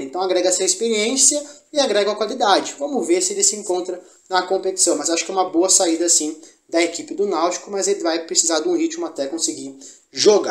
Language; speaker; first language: Portuguese; native; Portuguese